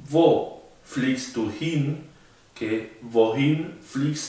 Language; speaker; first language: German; non-native, fluent; Spanish